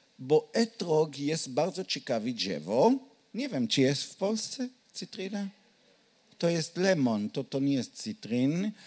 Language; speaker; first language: Polish; non-native, learner; Hebrew